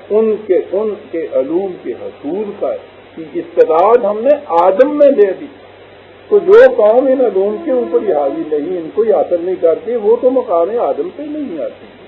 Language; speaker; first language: Urdu; non-native, local second language; Punjabi